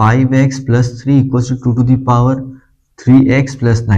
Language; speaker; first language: English; non-native, local second language; Hindi